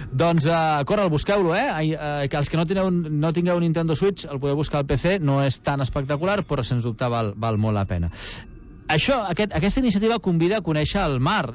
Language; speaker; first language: Catalan; native; Catalan